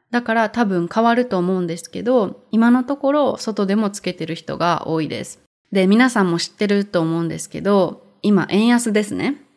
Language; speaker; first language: Japanese; native; Japanese